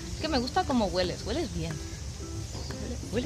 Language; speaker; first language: Spanish; native; Spanish